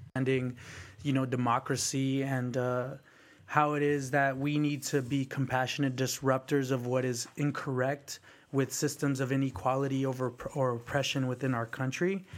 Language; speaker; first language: English; early bilingual, other home language; Spanish